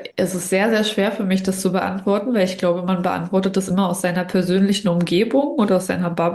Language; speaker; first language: German; native; German